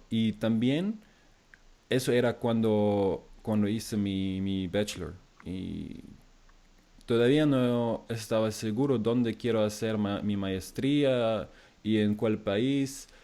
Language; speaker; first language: Spanish; non-native, fluent; German